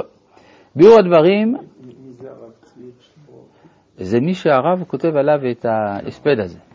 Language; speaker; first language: Hebrew; native; Hebrew